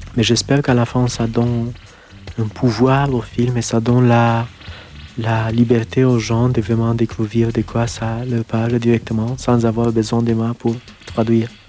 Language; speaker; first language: French; non-native, fluent; Romanian